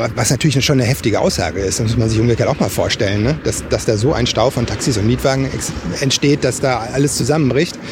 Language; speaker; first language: German; native; German